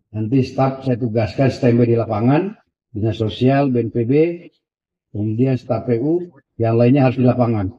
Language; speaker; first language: Indonesian; non-native, local second language; Buginese